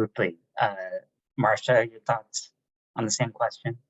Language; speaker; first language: English; native; English